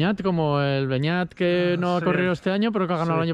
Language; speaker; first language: Spanish; native; Spanish